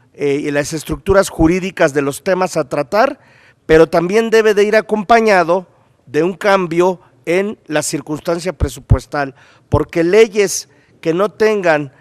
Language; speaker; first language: Spanish; native; Spanish